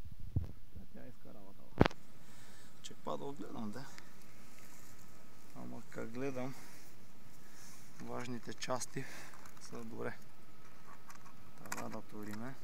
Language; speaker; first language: Bulgarian; native; Bulgarian